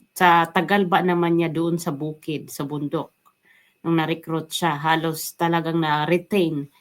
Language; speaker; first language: Filipino; non-native, local second language; Waray